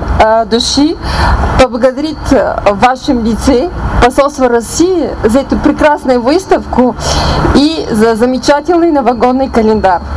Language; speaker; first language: Russian; non-native, learner; Bulgarian